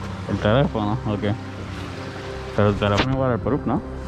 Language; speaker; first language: Spanish; early bilingual, heritage; Spanish